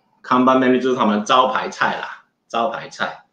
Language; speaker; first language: Chinese; native; Chinese